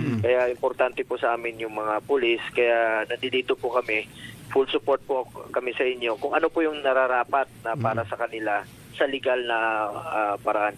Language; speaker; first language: Filipino; non-native, local second language; Cebuano